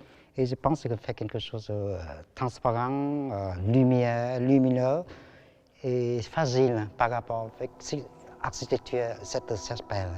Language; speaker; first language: French; non-native, learner; Vietnamese